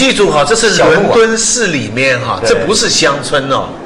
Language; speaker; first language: Chinese; native; Chinese